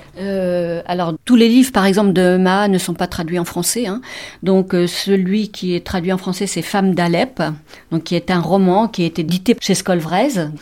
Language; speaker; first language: French; native; French